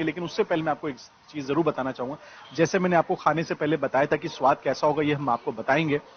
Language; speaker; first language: Hindi; native; Hindi